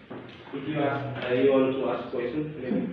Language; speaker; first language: English; non-native, learner; Indonesian